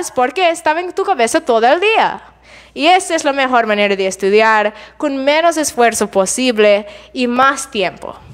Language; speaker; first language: Spanish; non-native, fluent; English